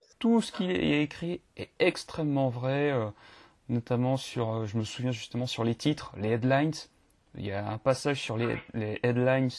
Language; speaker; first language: French; native; French